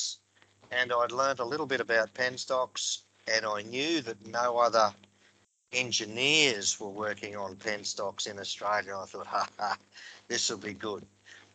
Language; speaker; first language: English; native; English